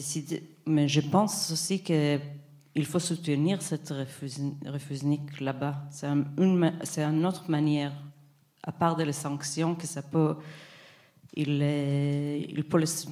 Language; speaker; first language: French; non-native, fluent; Hebrew